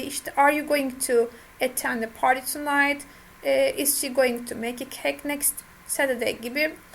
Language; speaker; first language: English; non-native, fluent; Turkish